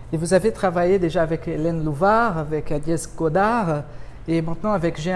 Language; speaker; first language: French; non-native, fluent; Portuguese